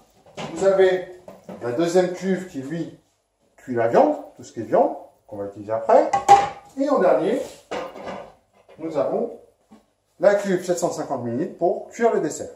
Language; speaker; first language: French; native; French